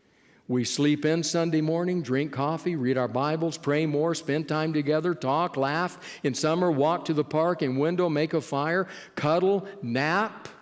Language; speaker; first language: English; native; English